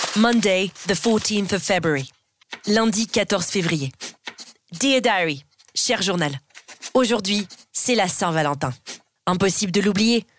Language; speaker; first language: French; native; French